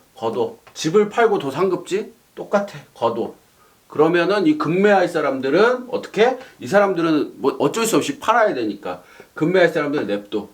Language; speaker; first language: Korean; native; Korean